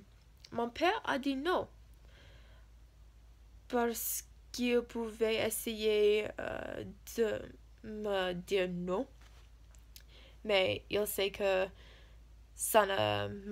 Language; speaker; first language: French; non-native, learner; English